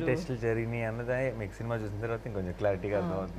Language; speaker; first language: Telugu; native; Telugu